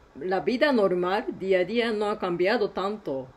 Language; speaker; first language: Spanish; non-native, learner; Japanese